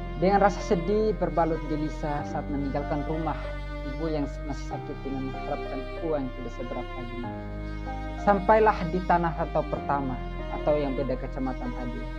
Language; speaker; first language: Indonesian; non-native, local second language; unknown